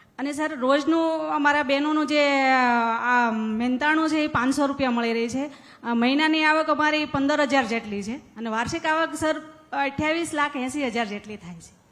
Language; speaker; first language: Gujarati; native; Gujarati